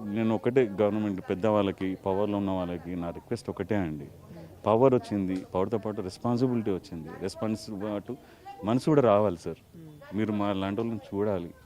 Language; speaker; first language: Telugu; native; Telugu